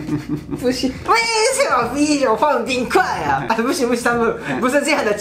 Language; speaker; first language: Chinese; non-native, fluent; Japanese